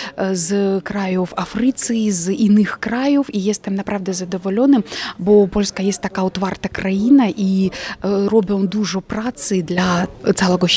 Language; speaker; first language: Polish; non-native, fluent; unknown